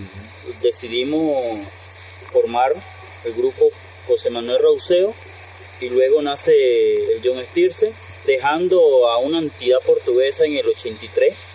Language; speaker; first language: Spanish; native; Spanish